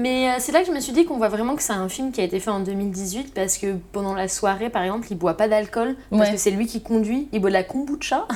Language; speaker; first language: French; native; French